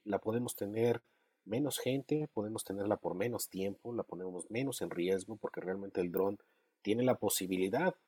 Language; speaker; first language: Spanish; native; Spanish